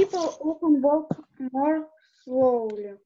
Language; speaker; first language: English; non-native, learner; Russian